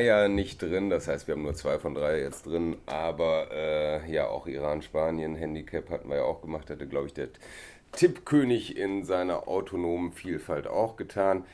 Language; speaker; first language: German; native; German